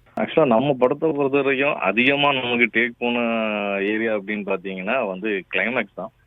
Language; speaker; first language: Tamil; native; Tamil